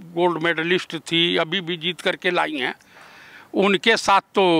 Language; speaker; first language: Hindi; native; Hindi